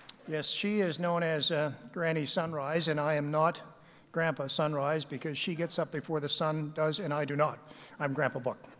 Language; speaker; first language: English; native; English